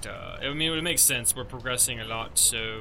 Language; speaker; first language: English; native; English